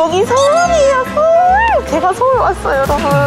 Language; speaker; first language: Korean; early bilingual, other home language; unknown